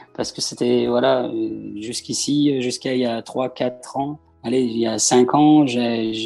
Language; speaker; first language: French; early bilingual, other home language; Persian